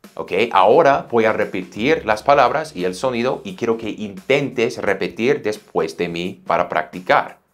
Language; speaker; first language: Spanish; non-native, fluent; English